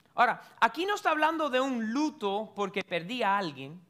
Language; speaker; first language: Spanish; early bilingual, heritage; Spanish